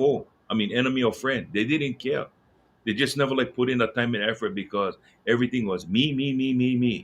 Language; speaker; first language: English; native; English